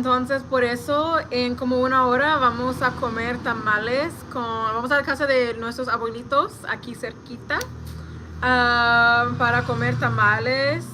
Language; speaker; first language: Spanish; non-native, learner; English